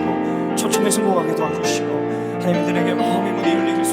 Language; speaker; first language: Korean; native; Korean